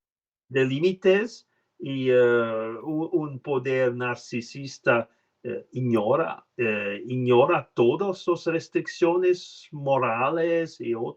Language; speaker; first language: Spanish; non-native, learner; French